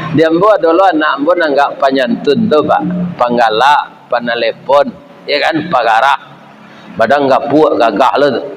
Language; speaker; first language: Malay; non-native, local second language; Minangkabau